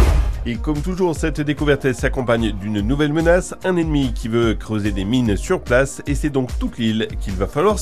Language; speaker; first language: French; native; French